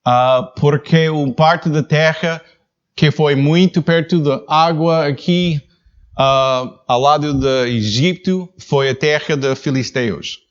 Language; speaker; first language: Portuguese; non-native, learner; English